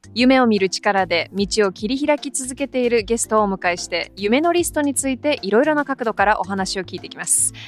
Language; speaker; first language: Japanese; non-native, fluent; English